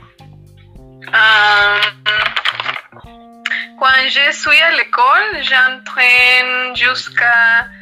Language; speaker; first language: French; non-native, learner; Spanish